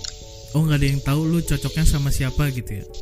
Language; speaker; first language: Indonesian; native; Indonesian